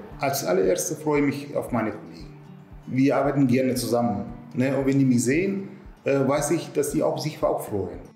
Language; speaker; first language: German; non-native, fluent; Russian